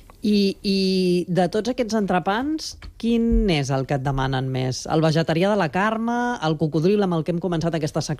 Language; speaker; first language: Catalan; native; Catalan